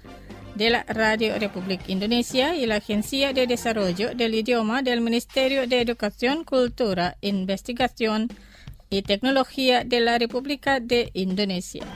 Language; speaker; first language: Spanish; non-native, fluent; Indonesian